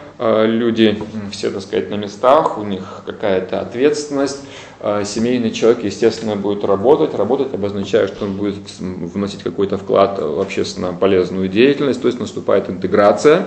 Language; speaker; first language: Russian; native; Russian